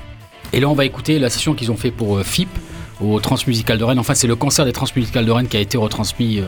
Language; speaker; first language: French; native; French